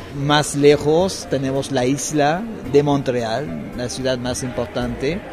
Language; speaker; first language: Spanish; non-native, fluent; French